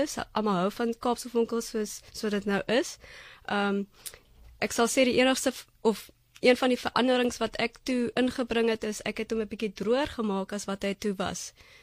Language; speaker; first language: Afrikaans; non-native, fluent; German